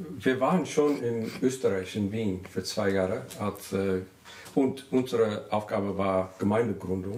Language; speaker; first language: German; non-native, learner; English